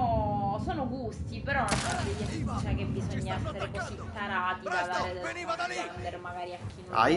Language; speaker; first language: Italian; native; Italian